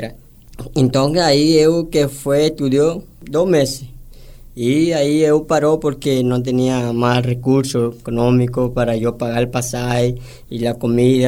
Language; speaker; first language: Spanish; non-native, local second language; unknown